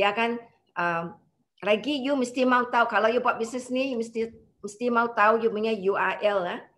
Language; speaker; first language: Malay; non-native, local second language; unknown